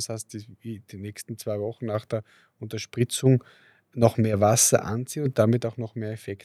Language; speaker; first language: German; native; German